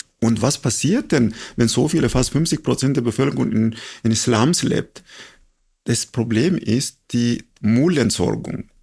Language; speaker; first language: German; non-native, fluent; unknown